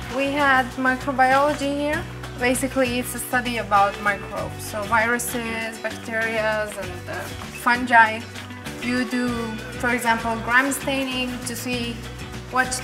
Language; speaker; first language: English; non-native, fluent; Swedish